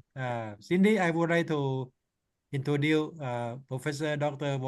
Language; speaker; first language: English; non-native, learner; Thai